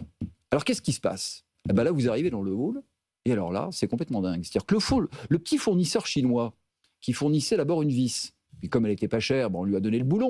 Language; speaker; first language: French; native; French